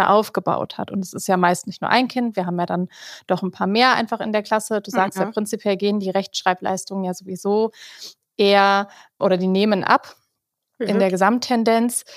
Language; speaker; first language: German; native; German